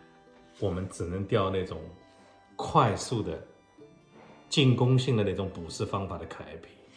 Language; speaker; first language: Chinese; native; Chinese